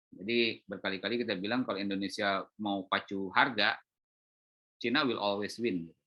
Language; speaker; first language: Indonesian; native; Indonesian